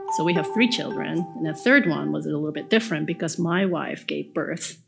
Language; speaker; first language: English; early bilingual, other home language; Korean